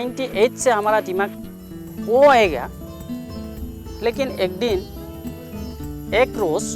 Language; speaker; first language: Hindi; non-native, local second language; Assamese